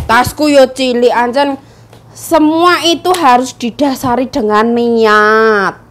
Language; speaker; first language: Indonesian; non-native, local second language; Javanese